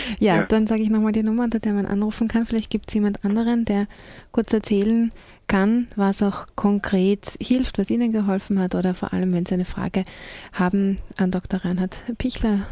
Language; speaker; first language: German; native; German